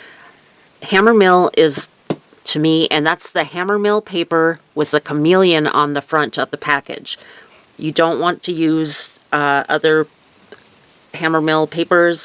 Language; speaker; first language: English; native; English